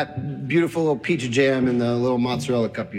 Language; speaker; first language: English; native; English